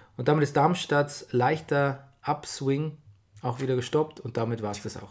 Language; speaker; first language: German; native; German